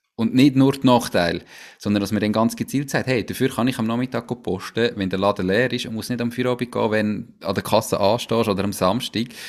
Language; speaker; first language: German; native; German